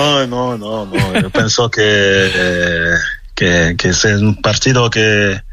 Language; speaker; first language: Spanish; non-native, fluent; French